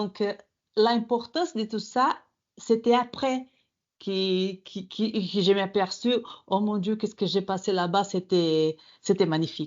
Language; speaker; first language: French; non-native, fluent; Portuguese